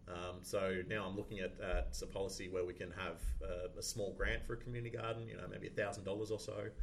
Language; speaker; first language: English; native; English